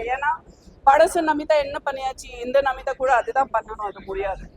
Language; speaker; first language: Tamil; non-native, fluent; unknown